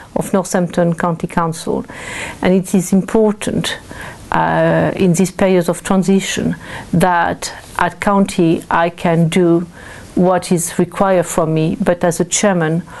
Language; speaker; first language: English; non-native, fluent; French